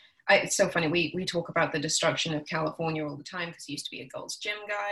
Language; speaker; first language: English; native; English